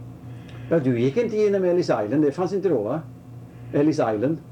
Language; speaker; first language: Swedish; native; Swedish